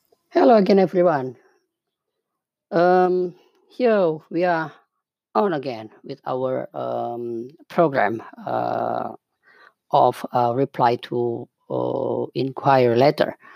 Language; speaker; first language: English; non-native, fluent; Indonesian